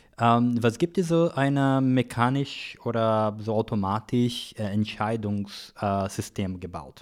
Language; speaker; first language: German; non-native, learner; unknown